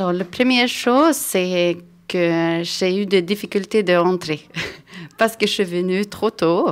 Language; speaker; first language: French; non-native, fluent; Swedish